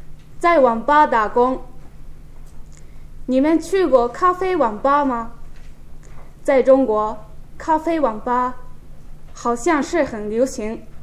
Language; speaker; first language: Chinese; non-native, fluent; Japanese